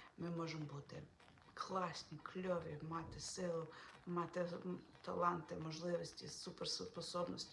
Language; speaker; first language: Ukrainian; non-native, local second language; Russian